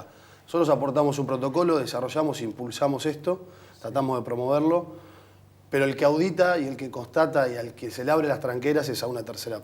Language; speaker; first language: Spanish; native; Spanish